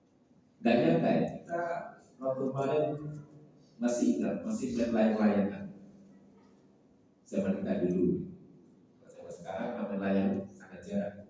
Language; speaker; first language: Indonesian; native; Indonesian